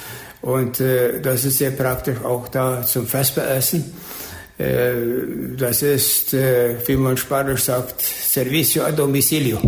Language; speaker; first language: German; early bilingual, heritage; German